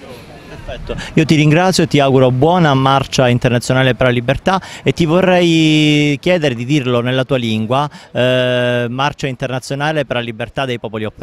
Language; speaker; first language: Italian; native; Italian